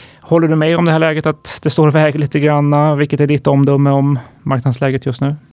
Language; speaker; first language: Swedish; native; Swedish